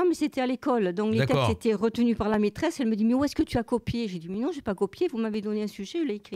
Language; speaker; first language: French; native; French